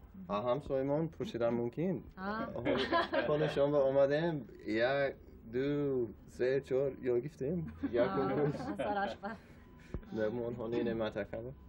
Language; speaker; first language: Persian; non-native, learner; English